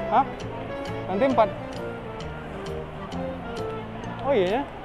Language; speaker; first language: Indonesian; native; Indonesian